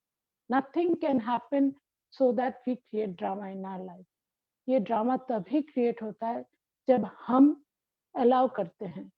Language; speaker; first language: Hindi; non-native, local second language; Bangla